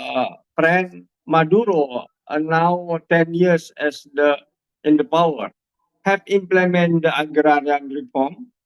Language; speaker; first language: English; non-native, learner; Indonesian